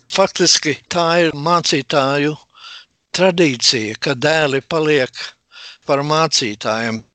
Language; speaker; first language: Latvian; native; Latvian